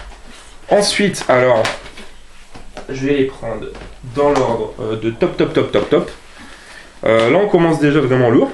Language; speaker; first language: French; native; French